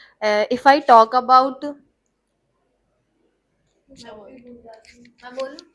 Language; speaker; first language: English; non-native, learner; Hindi